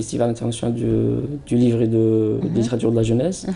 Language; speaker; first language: French; non-native, local second language; Arabic